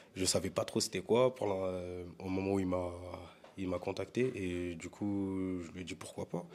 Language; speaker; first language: French; native; French